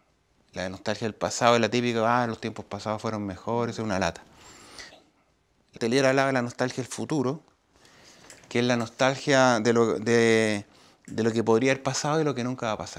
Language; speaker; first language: Spanish; native; Spanish